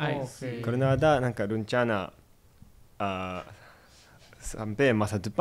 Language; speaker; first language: Indonesian; non-native, fluent; Japanese